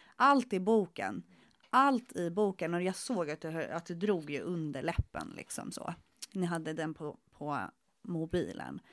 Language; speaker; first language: Swedish; early bilingual, other home language; Spanish